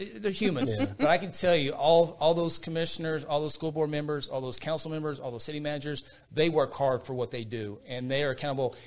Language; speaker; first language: English; native; English